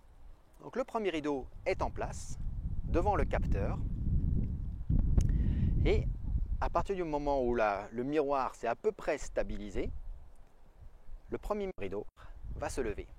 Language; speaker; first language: French; native; French